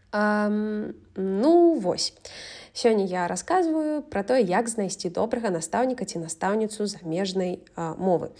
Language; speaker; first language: Belarusian; native; Belarusian